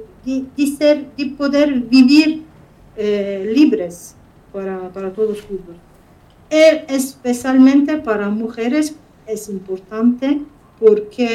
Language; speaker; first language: Spanish; non-native, fluent; Kurdish